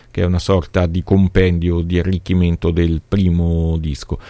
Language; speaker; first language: Italian; native; Italian